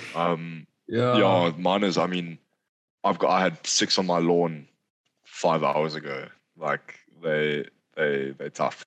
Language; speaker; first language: English; native; English